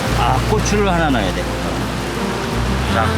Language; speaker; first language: Korean; native; Korean